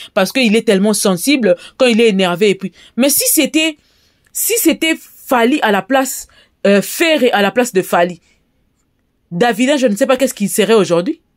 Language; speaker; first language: French; non-native, local second language; Lingala